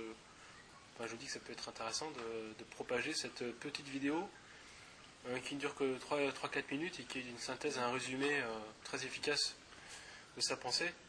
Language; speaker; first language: French; native; French